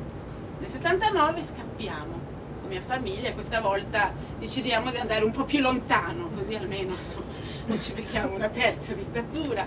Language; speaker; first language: Italian; non-native, fluent; Spanish